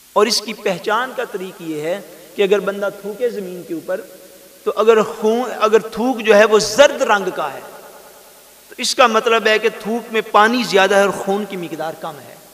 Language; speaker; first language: Urdu; non-native, local second language; Punjabi